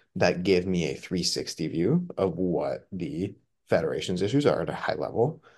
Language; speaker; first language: English; non-native, fluent; Spanish